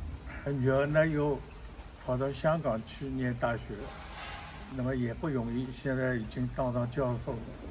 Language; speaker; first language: Chinese; non-native, local second language; Wu Chinese